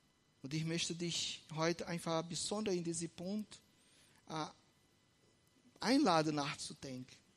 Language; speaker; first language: German; non-native, fluent; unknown